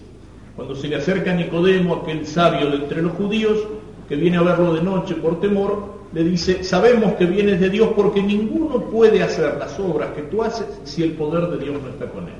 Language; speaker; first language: Spanish; native; Spanish